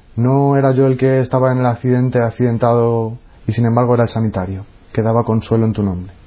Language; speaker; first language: Spanish; native; Spanish